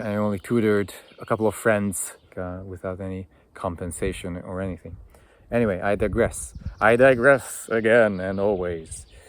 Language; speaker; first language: English; non-native, fluent; Hungarian